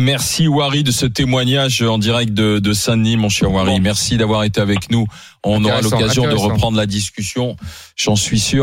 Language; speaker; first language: French; native; French